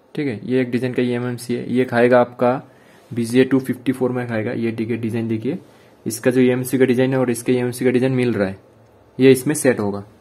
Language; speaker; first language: Hindi; non-native, local second language; Assamese